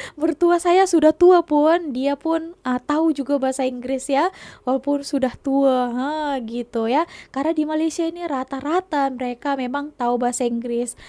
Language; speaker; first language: Malay; native; Malay